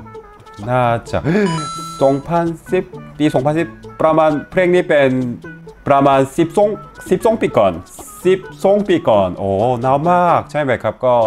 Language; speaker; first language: Thai; non-native, learner; Korean